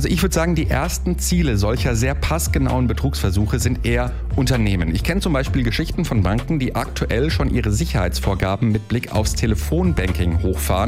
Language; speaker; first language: German; native; German